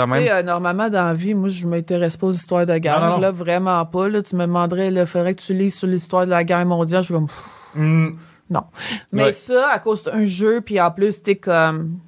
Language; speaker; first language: French; native; French